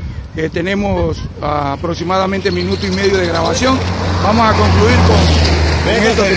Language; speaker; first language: Spanish; native; Spanish